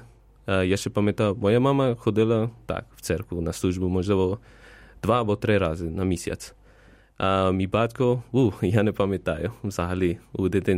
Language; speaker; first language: Ukrainian; non-native, fluent; Spanish